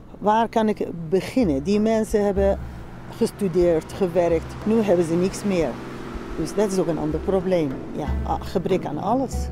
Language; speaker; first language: Dutch; non-native, fluent; Central Kurdish